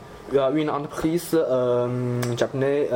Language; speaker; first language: French; non-native, learner; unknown